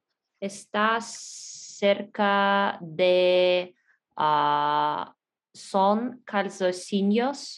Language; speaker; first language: Spanish; non-native, learner; Russian